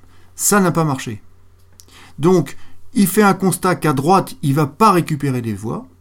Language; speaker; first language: French; native; French